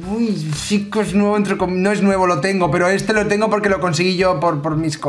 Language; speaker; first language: Spanish; native; Spanish